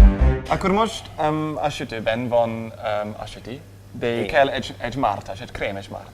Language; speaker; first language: Hungarian; non-native, learner; English